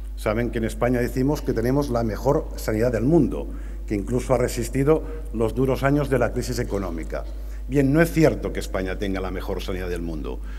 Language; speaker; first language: Spanish; native; Spanish